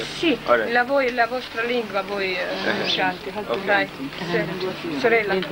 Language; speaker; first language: Italian; non-native, learner; Croatian